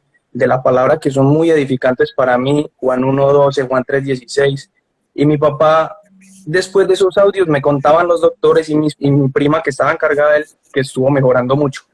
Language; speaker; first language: Spanish; native; Spanish